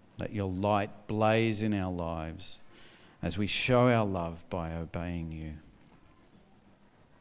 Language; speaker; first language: English; native; English